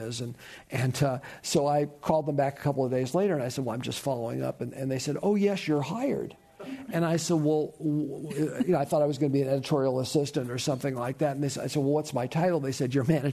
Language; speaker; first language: English; native; English